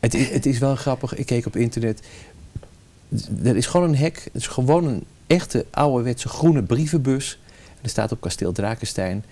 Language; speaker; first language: Dutch; native; Dutch